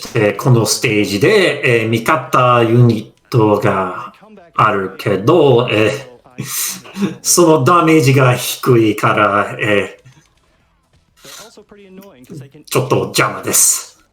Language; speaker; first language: Japanese; non-native, fluent; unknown